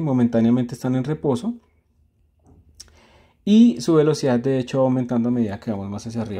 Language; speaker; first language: Spanish; native; Spanish